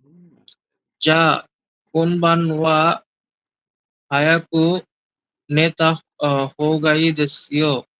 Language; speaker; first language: Japanese; non-native, learner; Bangla